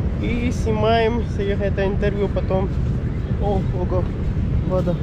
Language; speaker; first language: Russian; non-native, learner; Pashto